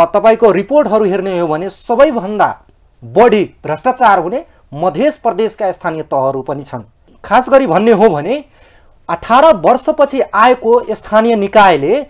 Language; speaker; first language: Nepali; non-native, local second language; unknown